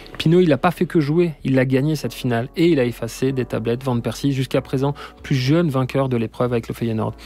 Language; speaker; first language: French; native; French